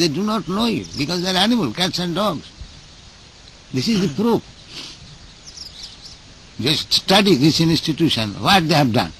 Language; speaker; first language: English; non-native, local second language; Bangla